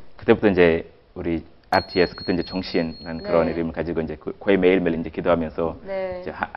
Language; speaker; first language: Korean; non-native, fluent; Swahili